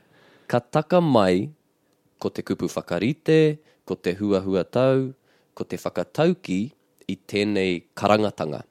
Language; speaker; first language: Māori; non-native, local second language; English